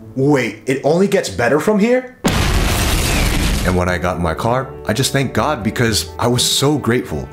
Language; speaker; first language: English; native; English